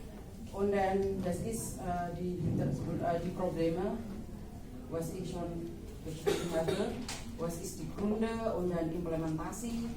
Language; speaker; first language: German; non-native, fluent; Indonesian